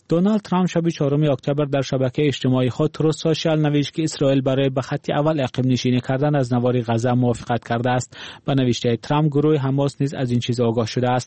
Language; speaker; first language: Persian; native; Persian